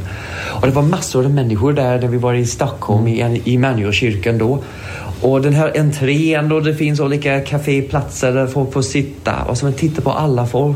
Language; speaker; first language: Swedish; non-native, fluent; English